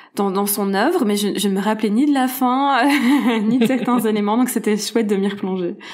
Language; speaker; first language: French; native; French